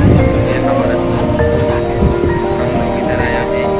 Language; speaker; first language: Hindi; non-native, local second language; Assamese